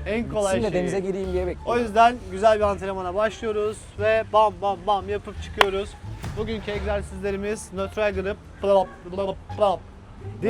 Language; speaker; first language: Turkish; native; Turkish